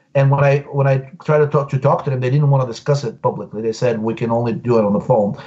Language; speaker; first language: English; non-native, fluent; Bulgarian